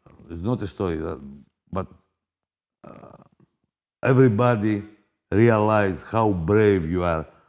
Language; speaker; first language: English; non-native, fluent; Greek